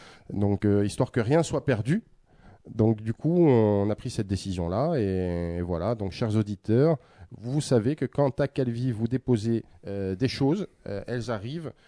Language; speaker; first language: French; native; French